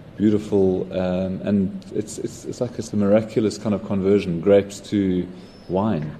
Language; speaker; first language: English; native; English